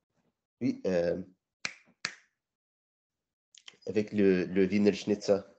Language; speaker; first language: French; non-native, learner; English